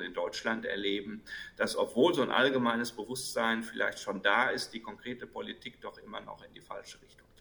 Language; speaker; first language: German; native; German